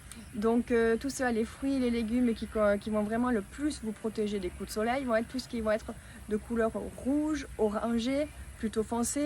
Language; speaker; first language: French; native; French